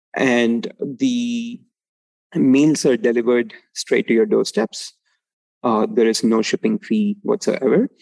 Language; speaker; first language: English; non-native, local second language; Tamil